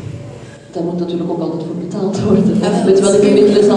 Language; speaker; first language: Dutch; native; Dutch